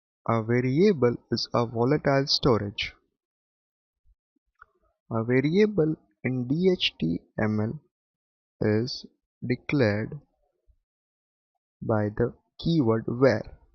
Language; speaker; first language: English; non-native, local second language; Gujarati